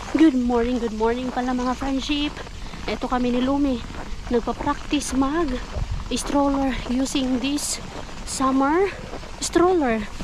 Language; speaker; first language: Filipino; non-native, local second language; Cebuano